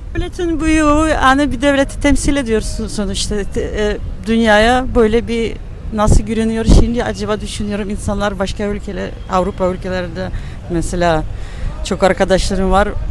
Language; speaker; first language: Turkish; non-native, fluent; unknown